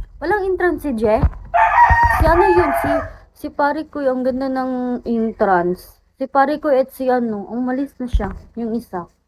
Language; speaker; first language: Filipino; non-native, local second language; Cebuano